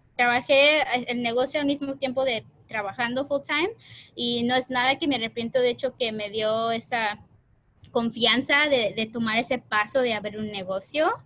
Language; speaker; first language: Spanish; early bilingual, heritage; Spanish